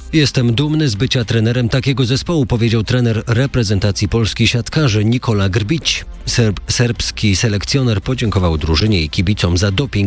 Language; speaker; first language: Polish; native; Polish